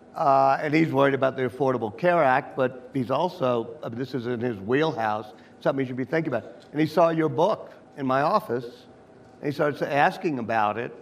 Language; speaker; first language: English; native; English